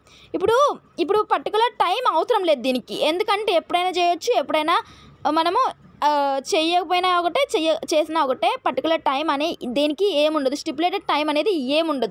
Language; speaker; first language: Telugu; native; Telugu